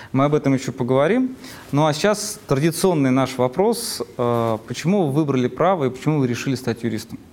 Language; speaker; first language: Russian; native; Russian